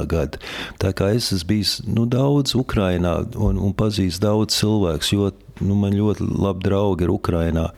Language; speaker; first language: Latvian; early bilingual, heritage; Latvian